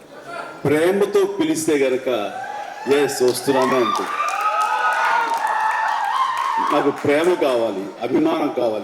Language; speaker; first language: Telugu; native; Telugu